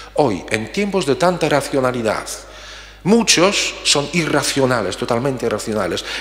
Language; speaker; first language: Spanish; non-native, fluent; Polish